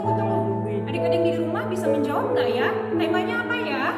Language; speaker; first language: Indonesian; native; Indonesian